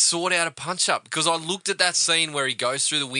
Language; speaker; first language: English; native; English